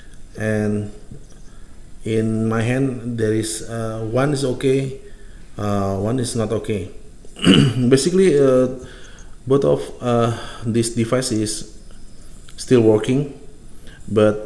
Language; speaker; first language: English; non-native, fluent; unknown